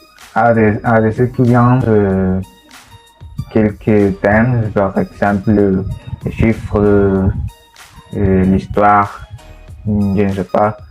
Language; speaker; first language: French; non-native, learner; Spanish